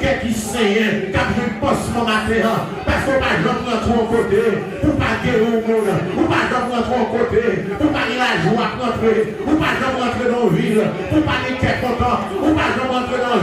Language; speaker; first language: French; non-native, local second language; Haitian Creole